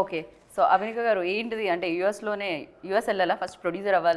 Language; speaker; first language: Telugu; native; Telugu